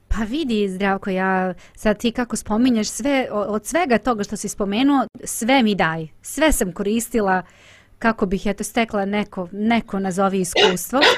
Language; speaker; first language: Bosnian; native; Bosnian